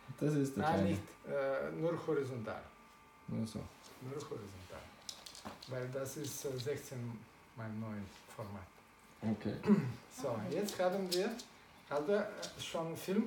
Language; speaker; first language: German; non-native, learner; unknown